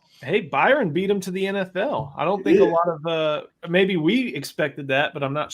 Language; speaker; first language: English; native; English